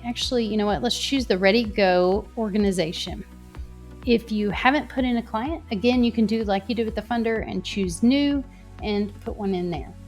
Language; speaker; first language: English; native; English